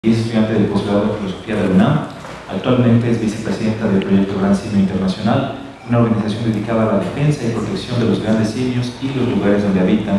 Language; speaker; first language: Spanish; native; Spanish